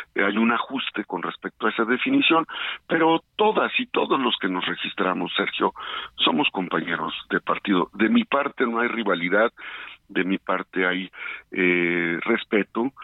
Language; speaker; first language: Spanish; native; Spanish